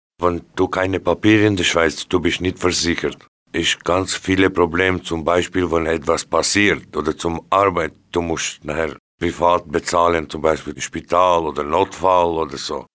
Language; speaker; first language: German; non-native, learner; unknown